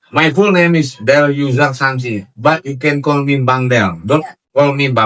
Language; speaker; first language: English; non-native, learner; Indonesian